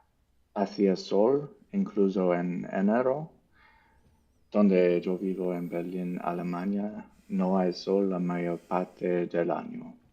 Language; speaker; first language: Spanish; non-native, learner; English